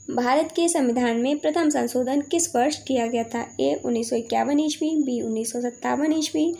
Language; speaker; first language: Hindi; native; Hindi